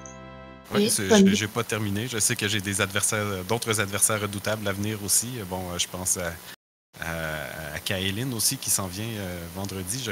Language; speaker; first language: French; native; French